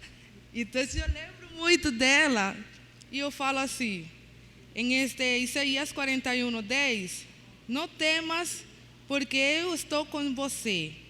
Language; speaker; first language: Portuguese; non-native, learner; Spanish